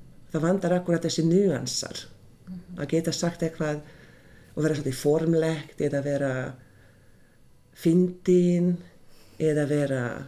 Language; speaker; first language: Icelandic; non-native, fluent; Hungarian